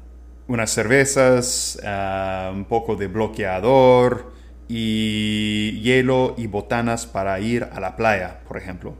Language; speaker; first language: Spanish; non-native, fluent; English